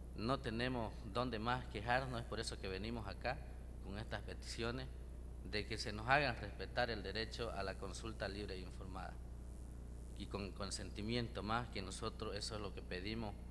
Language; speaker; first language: Spanish; native; Spanish